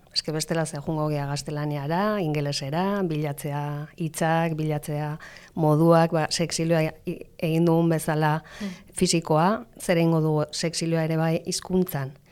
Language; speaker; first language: Basque; non-native, local second language; Spanish